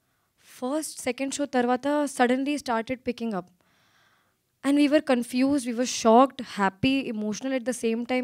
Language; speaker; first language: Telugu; non-native, learner; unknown